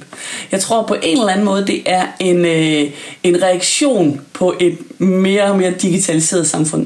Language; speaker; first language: Danish; native; Danish